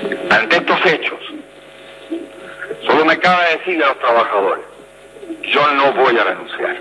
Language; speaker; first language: Spanish; native; Spanish